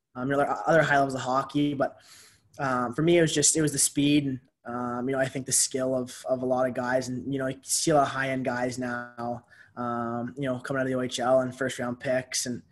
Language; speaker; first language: English; native; English